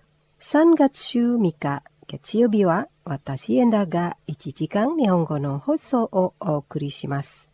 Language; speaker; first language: Japanese; non-native, fluent; Indonesian